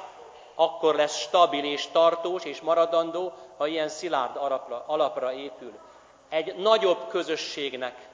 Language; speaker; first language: Hungarian; native; Hungarian